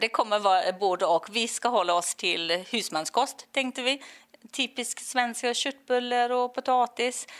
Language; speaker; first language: Swedish; non-native, fluent; English